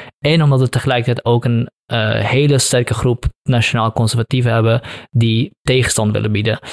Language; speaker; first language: Dutch; early bilingual, other home language; Kurdish